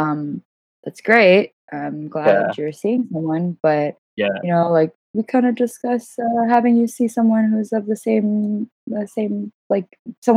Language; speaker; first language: English; non-native, fluent; Gujarati